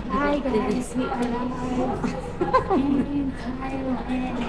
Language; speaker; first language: English; non-native, local second language; Filipino